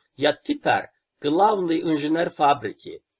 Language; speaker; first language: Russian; non-native, fluent; Turkish